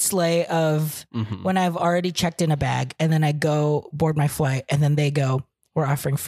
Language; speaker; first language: English; non-native, local second language; Filipino